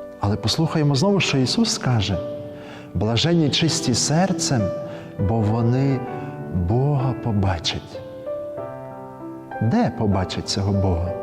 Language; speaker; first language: Ukrainian; native; Ukrainian